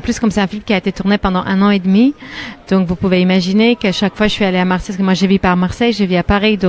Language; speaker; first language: French; non-native, fluent; Armenian